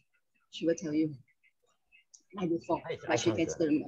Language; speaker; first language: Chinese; non-native, local second language; Min Nan Chinese